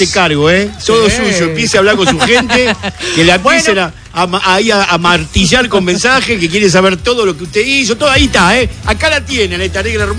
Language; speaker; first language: Spanish; native; Spanish